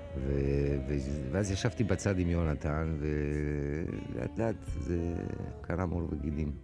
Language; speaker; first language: Hebrew; non-native, fluent; Spanish